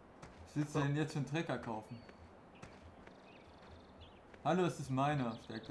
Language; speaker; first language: German; native; German